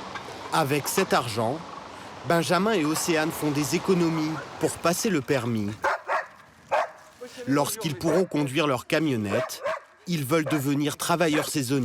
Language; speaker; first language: French; native; French